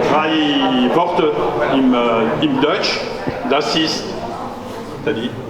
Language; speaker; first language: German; non-native, learner; French